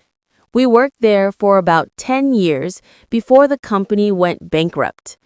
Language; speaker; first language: English; non-native, learner; Vietnamese